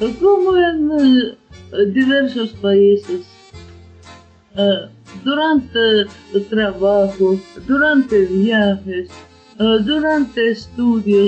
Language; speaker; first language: Spanish; non-native, learner; Ukrainian